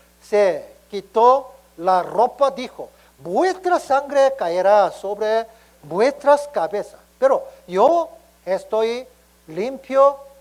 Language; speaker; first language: Spanish; non-native, learner; Korean